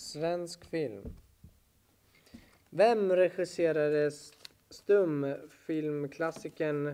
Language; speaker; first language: Swedish; native; Swedish